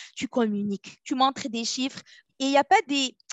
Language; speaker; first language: French; non-native, local second language; Arabic